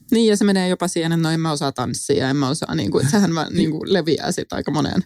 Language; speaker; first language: Finnish; non-native, local second language; Swedish